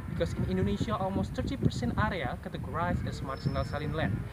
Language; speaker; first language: English; non-native, fluent; Indonesian